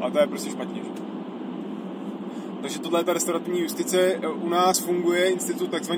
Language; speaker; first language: Czech; native; Czech